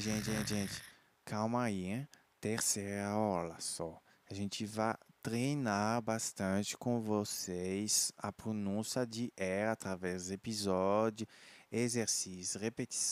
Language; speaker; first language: Portuguese; non-native, fluent; French